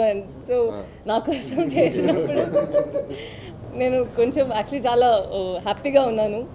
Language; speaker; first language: Telugu; non-native, learner; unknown